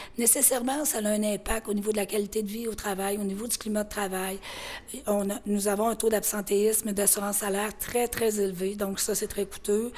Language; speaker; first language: French; native; French